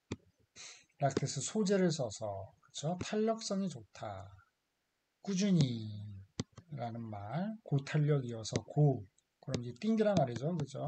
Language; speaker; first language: Korean; native; Korean